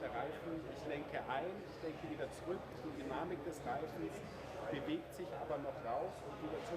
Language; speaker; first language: German; native; German